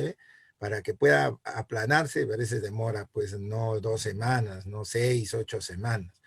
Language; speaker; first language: Spanish; native; Spanish